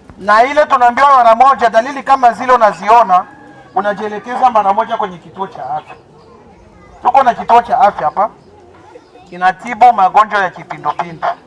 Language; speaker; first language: Swahili; native; Swahili